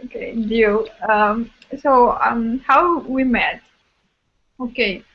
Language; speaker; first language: English; non-native, fluent; Russian